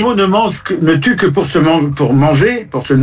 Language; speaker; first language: French; native; French